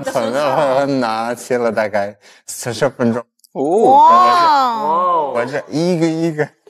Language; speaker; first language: Chinese; non-native, fluent; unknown